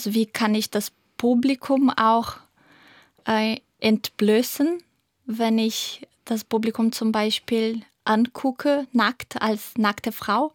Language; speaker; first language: German; non-native, fluent; Portuguese